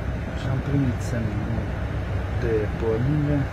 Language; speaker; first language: Romanian; non-native, local second language; Hungarian